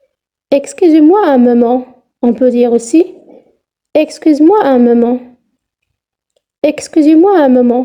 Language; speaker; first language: French; non-native, fluent; Arabic